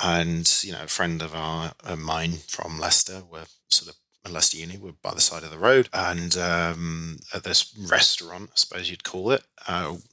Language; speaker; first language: English; native; English